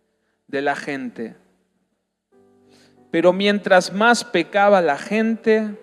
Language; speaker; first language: Spanish; native; Spanish